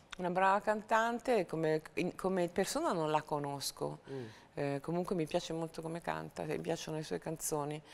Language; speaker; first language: Italian; native; Italian